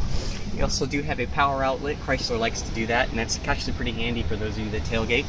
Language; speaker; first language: English; native; English